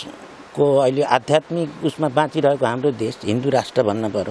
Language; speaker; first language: Nepali; native; Nepali